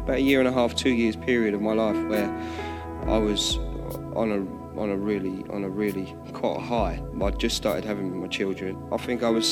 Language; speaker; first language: English; native; English